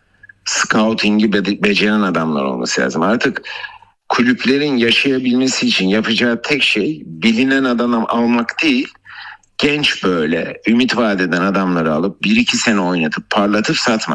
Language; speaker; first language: Turkish; native; Turkish